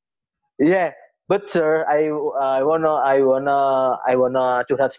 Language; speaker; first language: English; non-native, learner; Indonesian